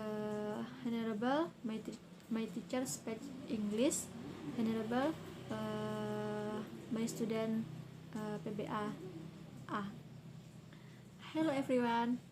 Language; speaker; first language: English; non-native, learner; Indonesian